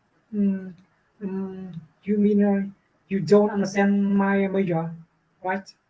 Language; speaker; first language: English; non-native, learner; Vietnamese